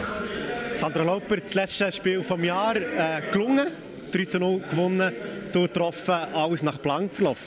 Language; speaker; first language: German; native; German